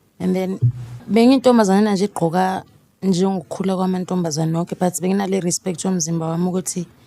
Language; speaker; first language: Zulu; native; Zulu